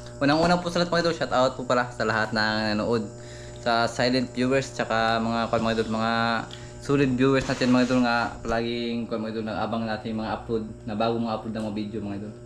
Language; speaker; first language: Filipino; native; Filipino